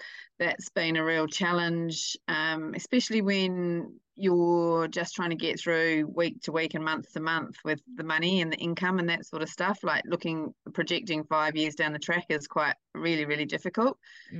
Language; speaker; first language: English; native; English